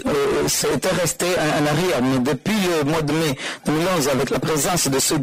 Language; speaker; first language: French; non-native, fluent; Spanish